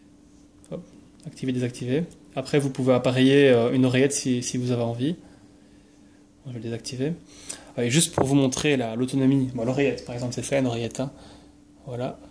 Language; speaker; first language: French; native; French